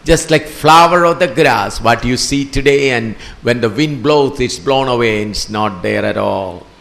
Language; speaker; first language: English; non-native, local second language; Malayalam